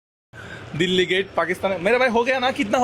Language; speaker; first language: Hindi; non-native, learner; Bangla